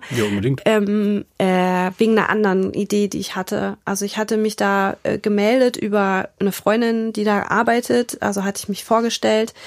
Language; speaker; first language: German; native; German